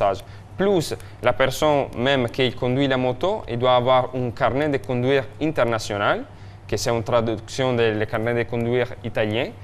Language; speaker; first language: French; non-native, fluent; Italian